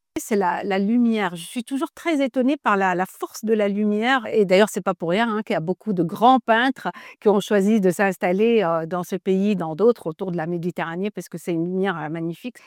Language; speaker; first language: French; non-native, local second language; Arabic